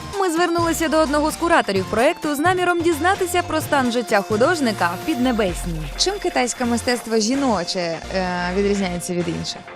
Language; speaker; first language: Ukrainian; native; Ukrainian